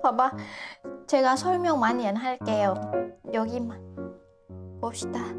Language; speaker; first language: Korean; non-native, fluent; Lao